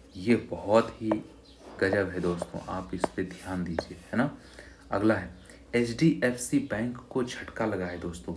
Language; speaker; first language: Hindi; native; Hindi